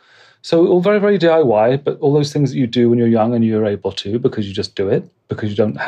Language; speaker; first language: English; native; English